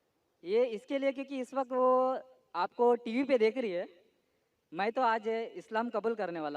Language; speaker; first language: Hindi; non-native, local second language; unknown